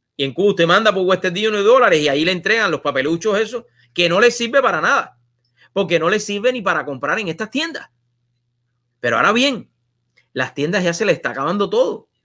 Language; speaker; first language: Spanish; native; Spanish